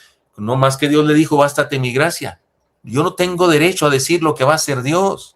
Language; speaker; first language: Spanish; native; Spanish